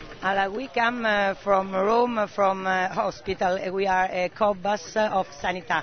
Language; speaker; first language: English; non-native, learner; Italian